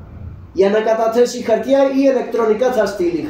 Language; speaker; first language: Greek; non-native, learner; Urdu